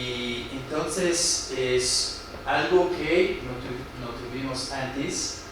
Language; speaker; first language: Spanish; non-native, fluent; English